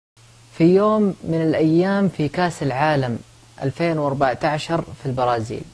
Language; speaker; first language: Arabic; native; Arabic